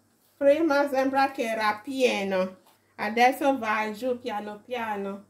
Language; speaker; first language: Italian; non-native, learner; English